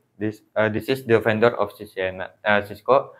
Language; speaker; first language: English; non-native, learner; Indonesian